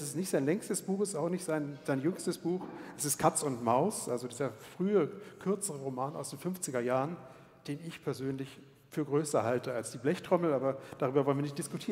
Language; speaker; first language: German; native; German